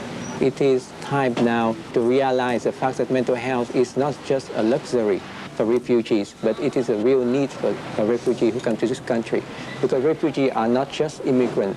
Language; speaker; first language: English; non-native, fluent; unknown